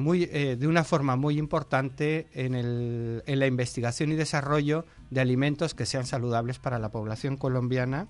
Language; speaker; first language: Spanish; native; Spanish